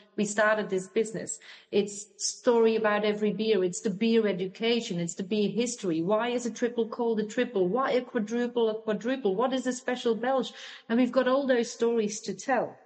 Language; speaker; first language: English; non-native, fluent; Dutch